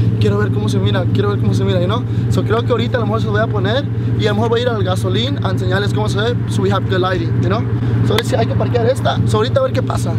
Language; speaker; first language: Spanish; early bilingual, heritage; Spanish